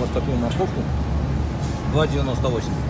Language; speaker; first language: Russian; native; Russian